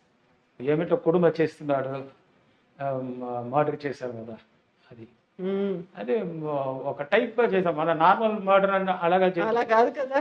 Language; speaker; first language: Telugu; non-native, learner; Tamil